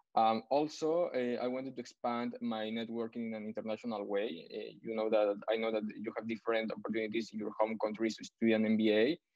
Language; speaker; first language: English; non-native, fluent; Spanish